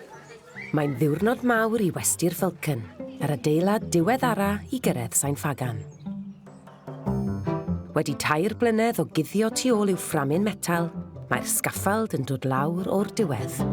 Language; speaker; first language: Welsh; native; Welsh